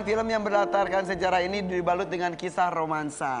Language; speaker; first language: Indonesian; native; Indonesian